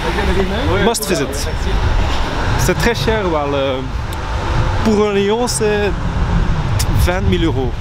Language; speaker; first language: French; non-native, learner; Dutch